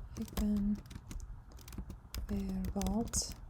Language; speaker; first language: Dutch; non-native, learner; English